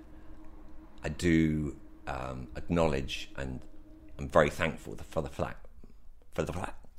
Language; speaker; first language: English; native; English